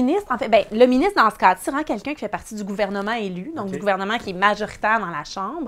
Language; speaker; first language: French; native; French